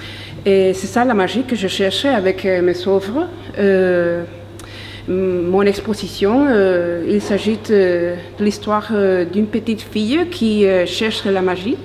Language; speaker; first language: French; non-native, fluent; Spanish